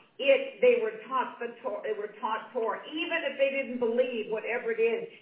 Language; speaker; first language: English; native; English